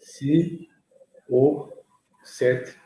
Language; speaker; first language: French; non-native, learner; Portuguese